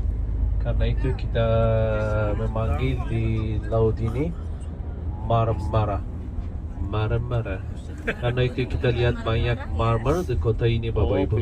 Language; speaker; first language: Indonesian; non-native, fluent; Turkish